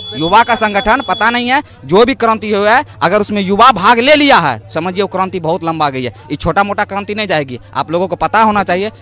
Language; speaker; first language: Hindi; native; Hindi